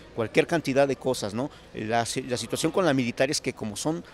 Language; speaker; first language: Spanish; native; Spanish